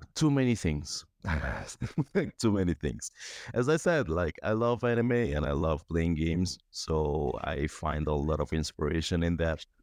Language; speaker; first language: English; non-native, fluent; Spanish